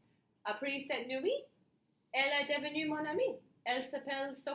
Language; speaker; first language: French; non-native, learner; English